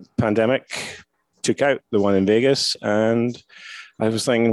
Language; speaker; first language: English; native; English